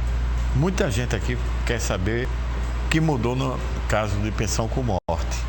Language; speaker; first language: Portuguese; native; Portuguese